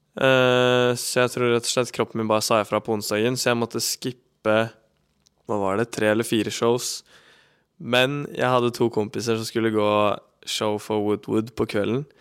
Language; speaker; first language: Norwegian; native; Norwegian